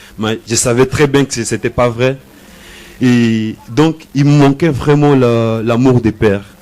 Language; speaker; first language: French; non-native, learner; Portuguese